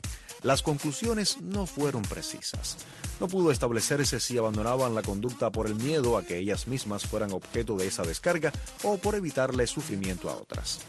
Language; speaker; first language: Spanish; native; Spanish